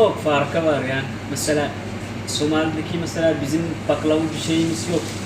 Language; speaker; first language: Turkish; non-native, learner; Somali